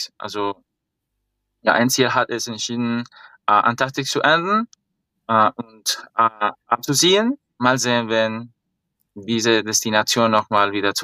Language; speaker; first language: German; non-native, fluent; Spanish